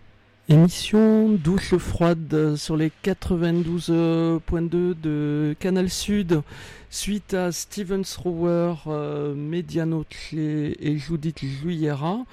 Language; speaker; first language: French; native; French